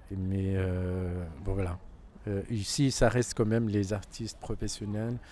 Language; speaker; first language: French; non-native, local second language; Arabic